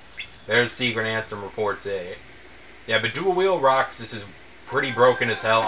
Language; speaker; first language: English; native; English